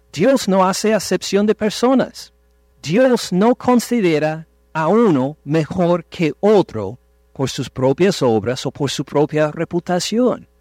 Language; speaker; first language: Spanish; non-native, fluent; English